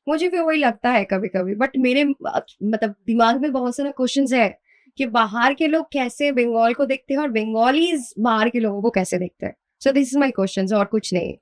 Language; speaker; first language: Hindi; non-native, local second language; Bangla